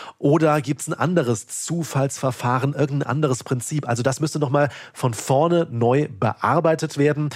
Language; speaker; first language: German; native; German